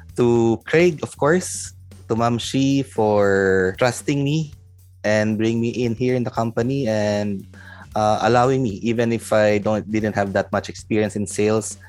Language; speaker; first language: English; non-native, local second language; Filipino